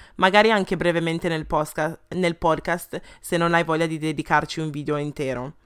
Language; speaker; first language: Italian; early bilingual, other home language; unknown